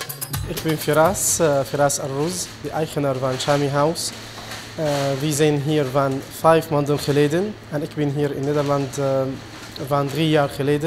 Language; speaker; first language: Dutch; non-native, learner; Arabic